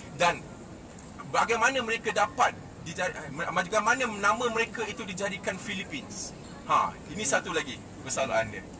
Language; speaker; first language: Malay; native; Malay